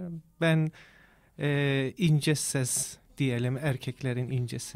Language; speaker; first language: Turkish; non-native, fluent; Persian